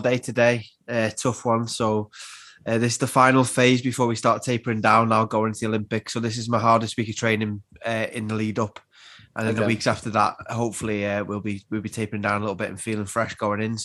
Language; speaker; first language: English; native; English